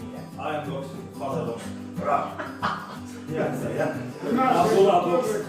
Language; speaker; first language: English; non-native, learner; Russian